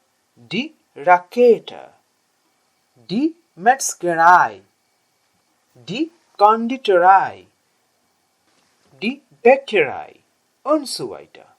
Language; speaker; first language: German; non-native, learner; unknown